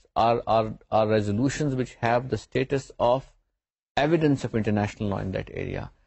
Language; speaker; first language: English; non-native, local second language; Urdu